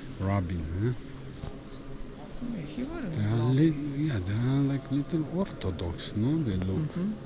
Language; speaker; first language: English; non-native, learner; Polish